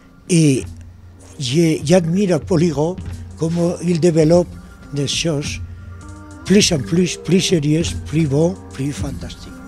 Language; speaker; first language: French; non-native, learner; Spanish